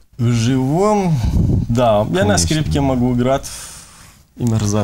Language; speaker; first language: Russian; non-native, fluent; Persian